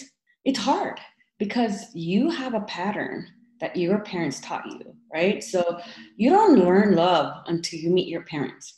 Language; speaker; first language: English; early bilingual, other home language; Spanish